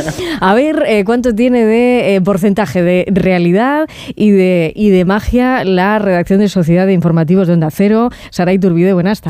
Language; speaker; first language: Spanish; native; Spanish